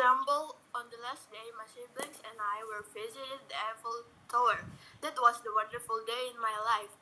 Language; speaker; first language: English; non-native, learner; Indonesian